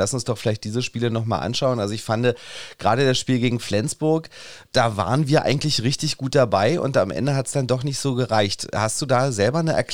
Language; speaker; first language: German; native; German